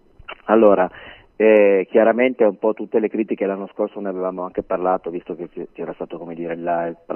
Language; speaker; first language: Italian; native; Italian